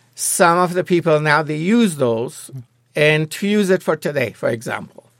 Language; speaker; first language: English; non-native, fluent; Persian